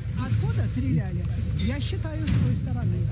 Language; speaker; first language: Russian; native; Russian